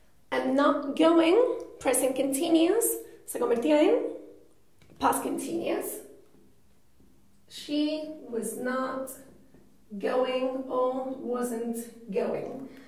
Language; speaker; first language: English; non-native, fluent; Spanish